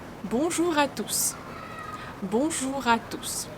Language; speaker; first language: French; non-native, fluent; Russian